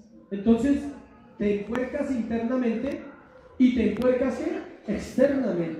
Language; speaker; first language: Spanish; native; Spanish